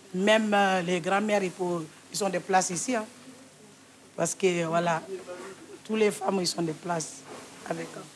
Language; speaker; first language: French; non-native, local second language; Wolof